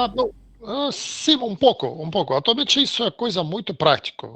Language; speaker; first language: Portuguese; non-native, learner; Russian